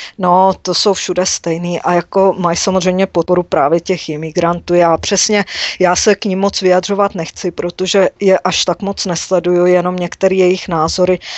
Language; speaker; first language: Czech; native; Czech